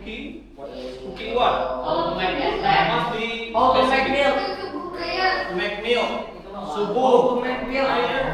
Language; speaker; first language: English; non-native, fluent; Indonesian